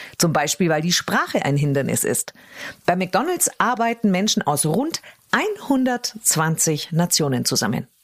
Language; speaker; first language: German; native; German